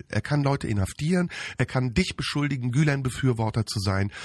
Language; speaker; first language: German; early bilingual, other home language; Turkish